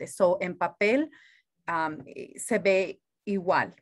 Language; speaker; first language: Spanish; early bilingual, heritage; Spanish